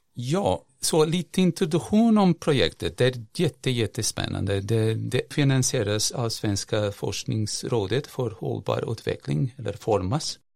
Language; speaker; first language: Swedish; non-native, fluent; Portuguese